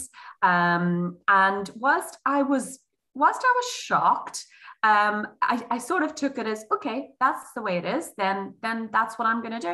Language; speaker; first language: English; native; English